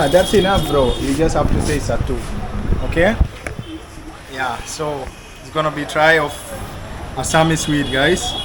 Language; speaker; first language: English; non-native, fluent; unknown